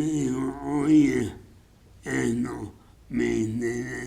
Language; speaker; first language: Spanish; non-native, fluent; English